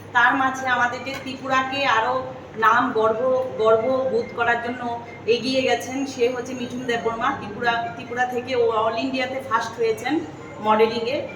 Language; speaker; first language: Bangla; native; Bangla